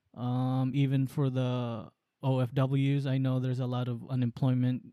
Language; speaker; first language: English; early bilingual, other home language; Waray